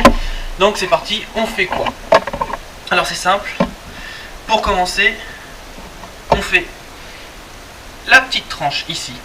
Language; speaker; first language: French; native; French